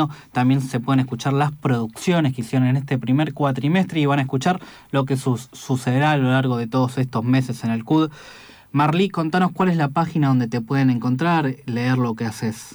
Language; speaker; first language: Spanish; native; Spanish